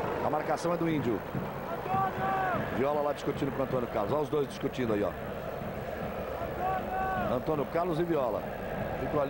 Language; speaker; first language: Portuguese; native; Portuguese